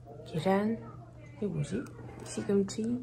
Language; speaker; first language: Korean; native; Korean